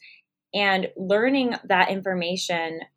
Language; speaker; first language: English; native; English